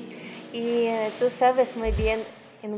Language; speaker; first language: Spanish; non-native, learner; Ukrainian